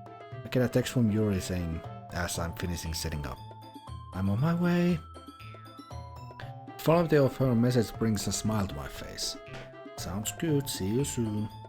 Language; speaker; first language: English; non-native, fluent; Finnish